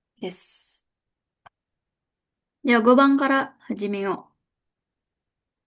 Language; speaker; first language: Japanese; non-native, fluent; Indonesian